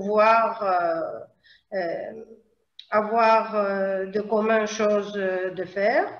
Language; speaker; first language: French; non-native, learner; Spanish